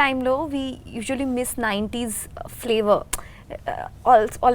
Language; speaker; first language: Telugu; non-native, learner; Bangla